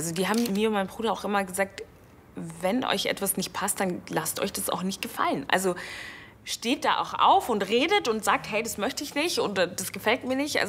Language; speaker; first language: German; early bilingual, other home language; Wolof